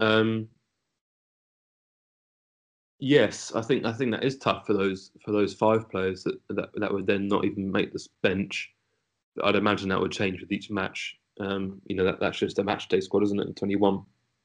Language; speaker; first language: English; native; English